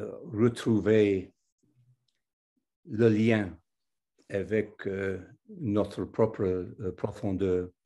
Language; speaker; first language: French; non-native, fluent; English